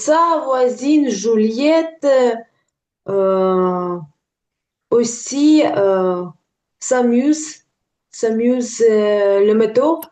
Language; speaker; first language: French; non-native, learner; Ukrainian